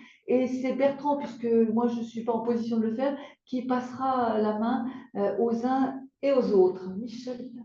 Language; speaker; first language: French; native; French